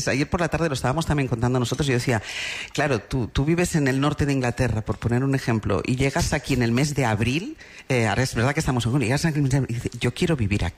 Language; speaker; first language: Spanish; native; Spanish